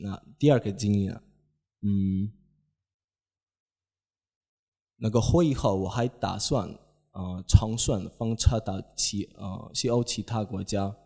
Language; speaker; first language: Chinese; non-native, fluent; Polish